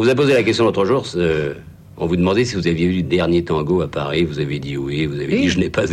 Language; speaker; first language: French; native; French